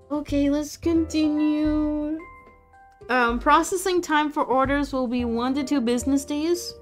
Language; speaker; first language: English; native; English